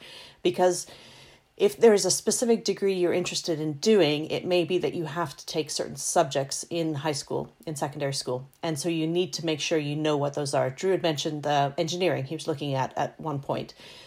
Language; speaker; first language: English; native; English